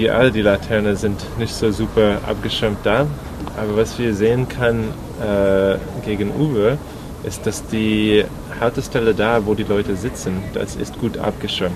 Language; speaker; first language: German; non-native, learner; English